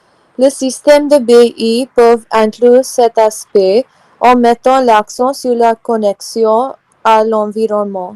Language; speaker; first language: French; non-native, learner; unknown